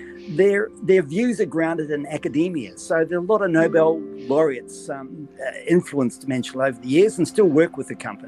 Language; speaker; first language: English; native; English